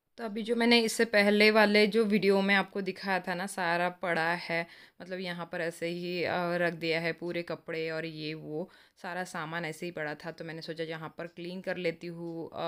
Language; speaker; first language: Hindi; non-native, local second language; Marathi